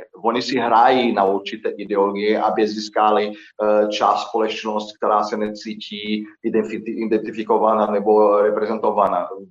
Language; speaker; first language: Czech; non-native, fluent; Portuguese